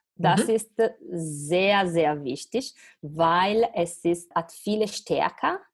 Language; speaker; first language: German; non-native, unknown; Italian